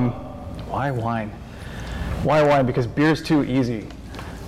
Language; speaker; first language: English; native; English